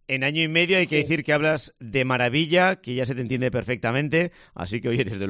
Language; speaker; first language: Spanish; native; Spanish